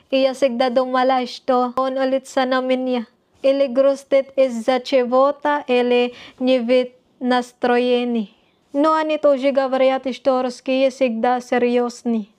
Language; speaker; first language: Russian; non-native, learner; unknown